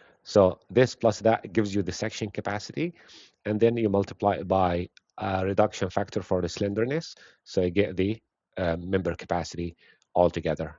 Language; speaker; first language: English; non-native, fluent; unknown